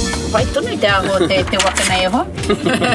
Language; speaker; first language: Māori; non-native, local second language; English